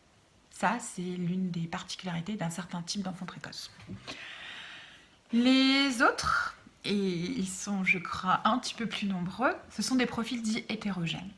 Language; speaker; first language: French; native; French